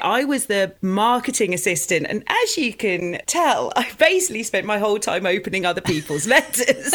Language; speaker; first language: English; native; English